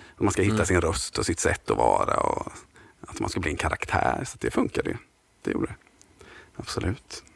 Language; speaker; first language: Swedish; native; Swedish